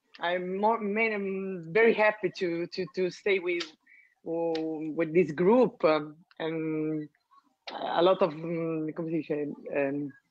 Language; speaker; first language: English; non-native, learner; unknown